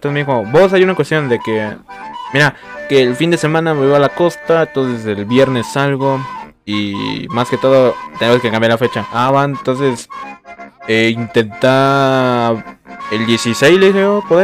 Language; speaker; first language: Spanish; native; Spanish